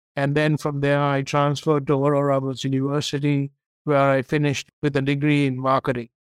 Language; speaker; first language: English; non-native, local second language; Tamil